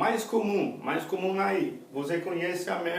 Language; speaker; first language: Portuguese; non-native, fluent; English